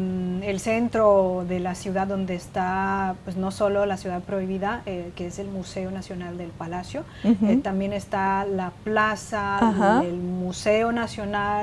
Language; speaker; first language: Spanish; non-native, fluent; Chinese